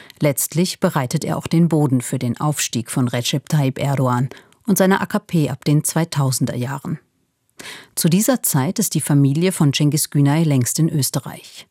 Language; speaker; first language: German; native; German